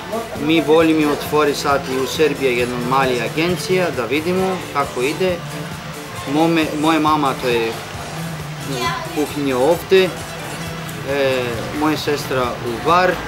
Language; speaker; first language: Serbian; non-native, learner; Greek